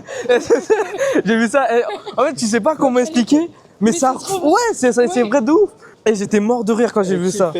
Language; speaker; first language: French; native; French